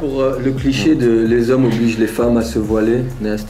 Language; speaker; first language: French; early bilingual, other home language; Arabic